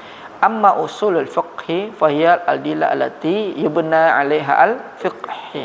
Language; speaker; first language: Arabic; non-native, fluent; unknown